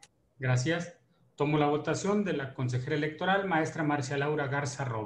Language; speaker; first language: Spanish; native; Spanish